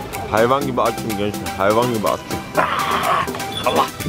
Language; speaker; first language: Turkish; native; Turkish